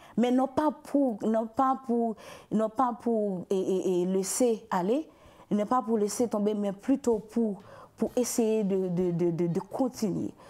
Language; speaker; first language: French; non-native, local second language; Haitian Creole